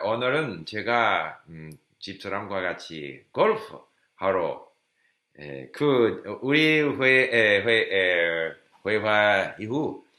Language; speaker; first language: Korean; non-native, learner; English